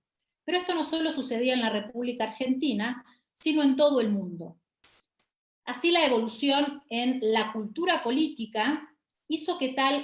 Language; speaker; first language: Spanish; native; Spanish